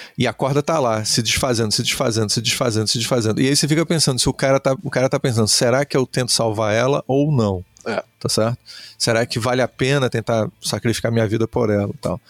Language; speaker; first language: Portuguese; native; Portuguese